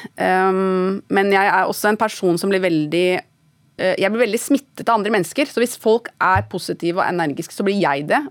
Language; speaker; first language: Norwegian; native; Norwegian